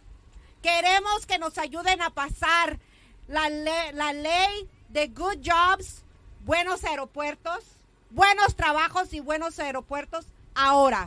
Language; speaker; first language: Spanish; early bilingual, heritage; Spanish